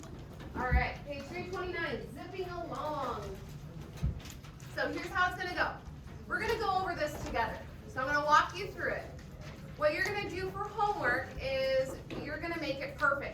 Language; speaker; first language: English; native; English